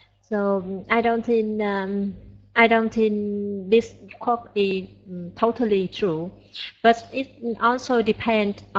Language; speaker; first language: English; non-native, learner; Vietnamese